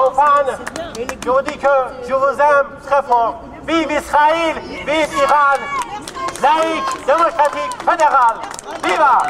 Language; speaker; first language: French; non-native, fluent; Kurdish